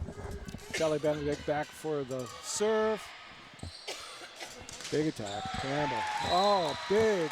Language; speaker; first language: English; native; English